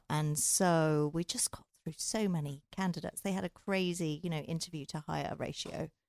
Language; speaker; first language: English; native; English